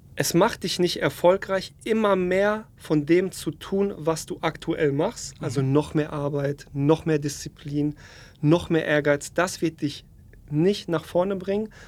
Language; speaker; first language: German; early bilingual, other home language; Polish